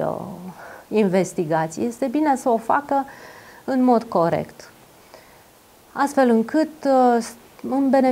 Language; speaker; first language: Romanian; native; Romanian